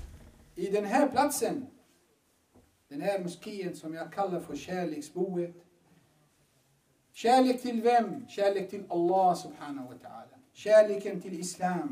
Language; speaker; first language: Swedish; non-native, fluent; Arabic